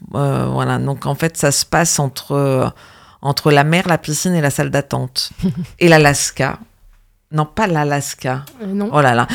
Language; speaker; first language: French; native; French